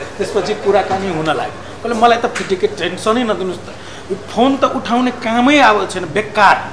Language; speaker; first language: Nepali; non-native, local second language; Maithili